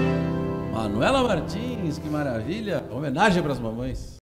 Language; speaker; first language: Portuguese; native; Portuguese